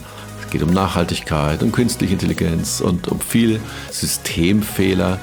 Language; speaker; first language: German; native; German